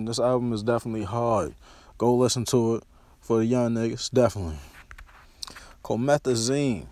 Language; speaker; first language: English; native; English